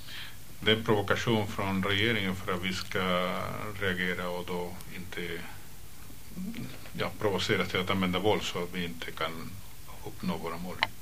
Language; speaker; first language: Swedish; non-native, fluent; Spanish